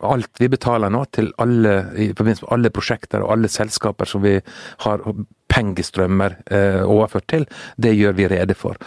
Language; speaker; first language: Norwegian; native; Norwegian